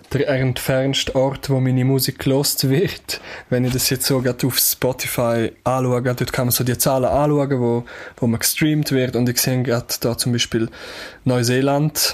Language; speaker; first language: German; non-native, local second language; Romansh